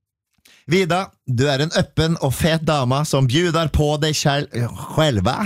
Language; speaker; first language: Swedish; non-native, learner; Norwegian